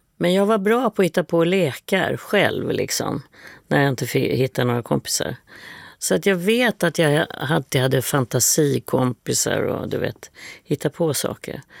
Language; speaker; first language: Swedish; native; Swedish